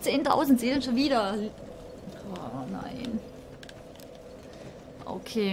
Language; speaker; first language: German; native; German